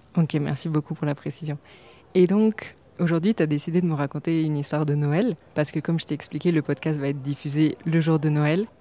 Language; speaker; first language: French; native; French